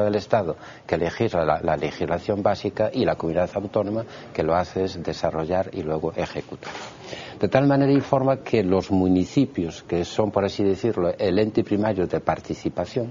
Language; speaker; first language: Spanish; native; Spanish